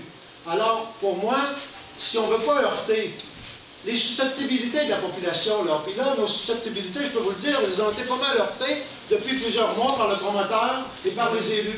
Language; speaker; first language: French; native; French